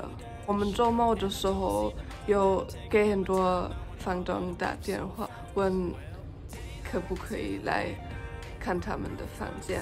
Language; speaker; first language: Chinese; early bilingual, heritage; German